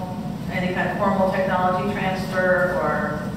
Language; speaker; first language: English; native; English